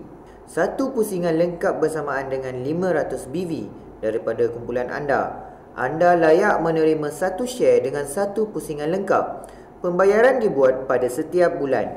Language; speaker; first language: Malay; native; Malay